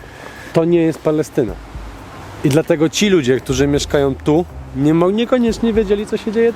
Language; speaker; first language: Polish; native; Polish